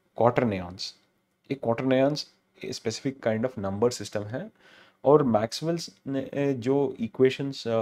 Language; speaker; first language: Hindi; non-native, local second language; Telugu